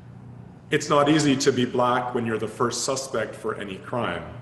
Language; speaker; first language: English; native; English